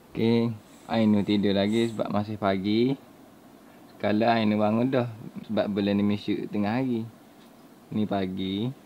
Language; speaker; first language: Malay; native; Malay